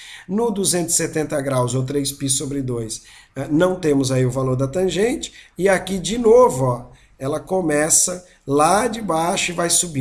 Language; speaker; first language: Portuguese; native; Portuguese